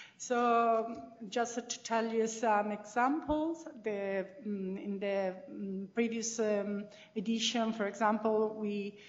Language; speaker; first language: English; non-native, fluent; Italian